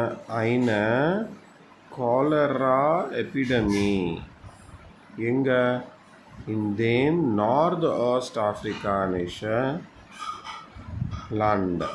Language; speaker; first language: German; non-native, fluent; Tamil